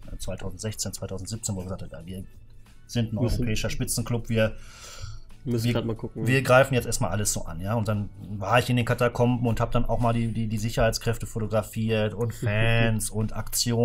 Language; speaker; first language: German; native; German